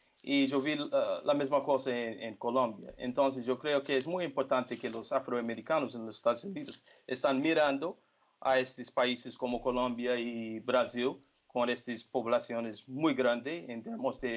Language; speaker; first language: Spanish; non-native, fluent; Portuguese